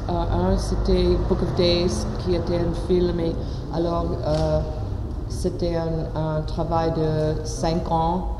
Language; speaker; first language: French; non-native, learner; English